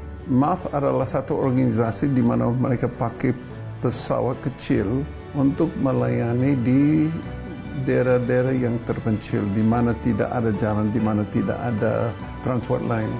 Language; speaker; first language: Indonesian; non-native, fluent; English